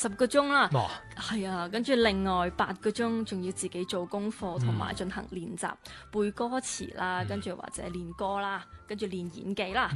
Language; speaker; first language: Cantonese; native; Cantonese